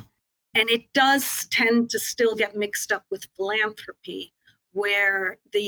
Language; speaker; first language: English; native; English